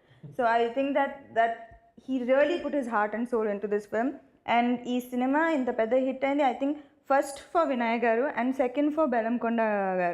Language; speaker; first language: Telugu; non-native, fluent; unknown